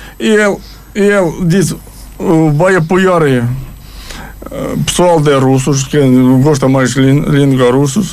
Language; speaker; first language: Portuguese; non-native, learner; Ukrainian